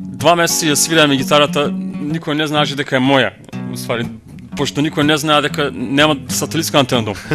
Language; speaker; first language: Macedonian; non-native, local second language; Turkish